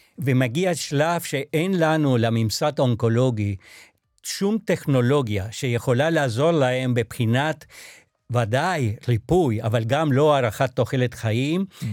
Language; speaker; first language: Hebrew; non-native, fluent; Spanish